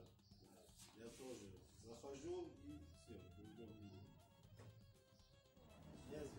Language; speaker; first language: Russian; non-native, fluent; Armenian